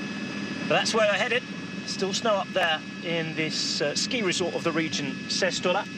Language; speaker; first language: English; native; English